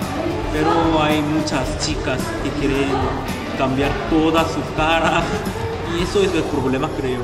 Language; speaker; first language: Spanish; non-native, fluent; Korean